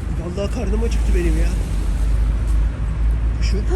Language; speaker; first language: Turkish; native; Turkish